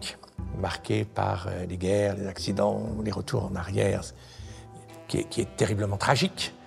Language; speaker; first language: French; native; French